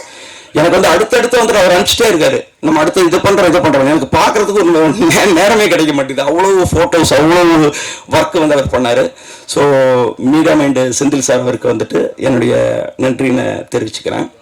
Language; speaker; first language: Tamil; native; Tamil